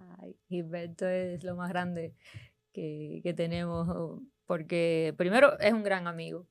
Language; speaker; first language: Spanish; native; Spanish